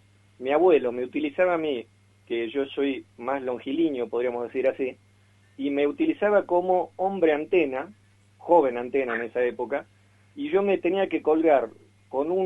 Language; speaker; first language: Spanish; native; Spanish